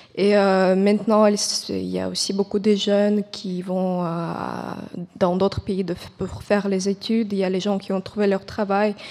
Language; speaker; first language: French; non-native, fluent; Ukrainian